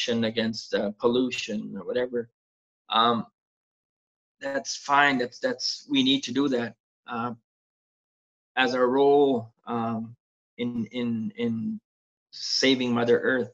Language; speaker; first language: English; non-native, fluent; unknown